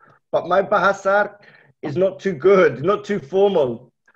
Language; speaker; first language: English; native; English